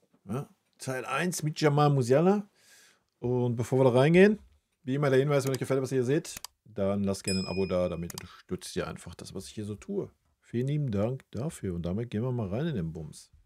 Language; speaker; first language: German; native; German